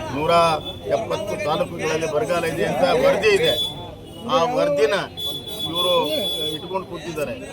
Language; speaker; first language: Kannada; native; Kannada